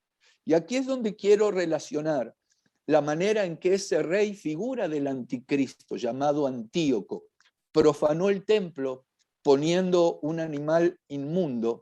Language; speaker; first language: Spanish; native; Spanish